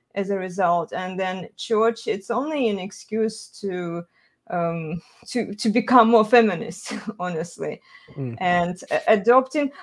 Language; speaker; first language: English; non-native, fluent; Russian